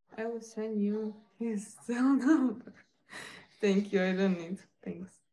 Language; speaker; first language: English; non-native, learner; Ukrainian